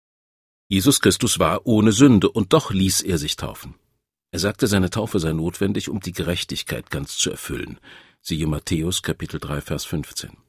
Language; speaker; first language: German; native; German